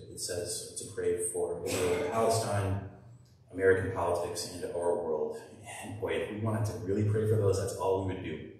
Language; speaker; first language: English; native; English